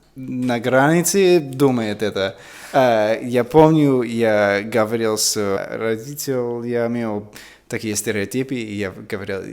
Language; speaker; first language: Russian; non-native, learner; English